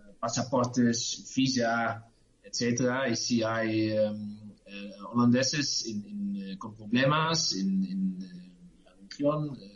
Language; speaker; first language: Spanish; non-native, learner; Dutch